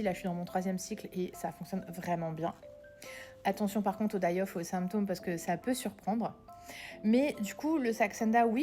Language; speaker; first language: French; native; French